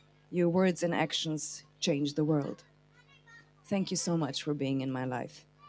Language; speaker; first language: English; non-native, fluent; Slovenian